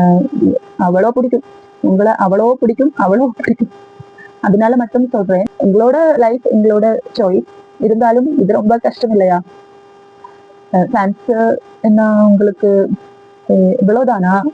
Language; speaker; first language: Tamil; non-native, learner; Malayalam